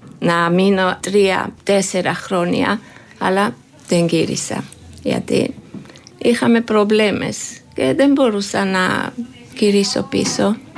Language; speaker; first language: Greek; non-native, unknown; Georgian